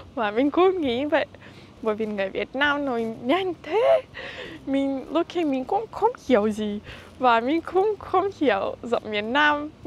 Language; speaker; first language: Vietnamese; non-native, fluent; Russian